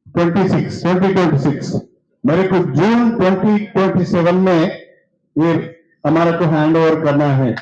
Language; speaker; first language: Hindi; non-native, local second language; Telugu